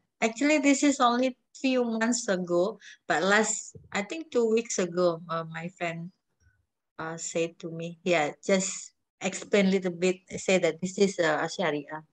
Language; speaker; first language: English; non-native, learner; Indonesian